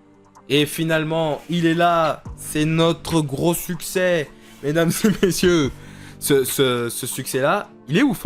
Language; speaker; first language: French; native; French